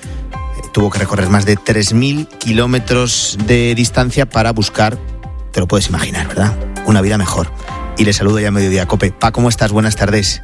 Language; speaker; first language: Spanish; native; Spanish